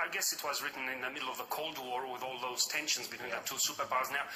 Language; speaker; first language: English; non-native, fluent; Romanian